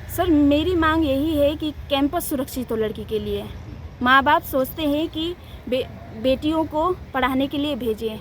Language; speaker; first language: Hindi; native; Hindi